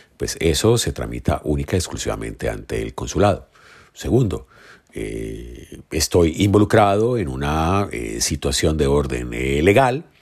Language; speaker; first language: Spanish; native; Spanish